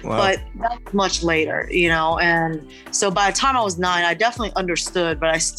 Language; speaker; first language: English; early bilingual, other home language; Chinese